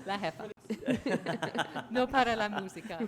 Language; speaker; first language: Spanish; non-native, learner; English